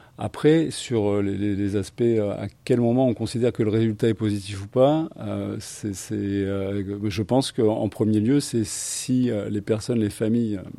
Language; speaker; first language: French; native; French